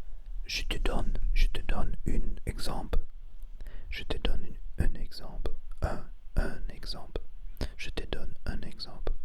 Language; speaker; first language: French; non-native, learner; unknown